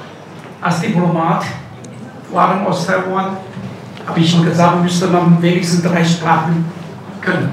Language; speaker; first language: German; non-native, fluent; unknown